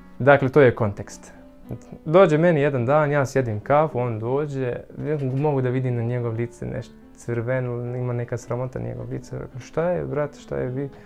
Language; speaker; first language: Bosnian; non-native, fluent; Arabic